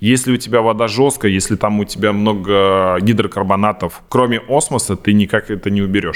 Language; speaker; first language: Russian; native; Russian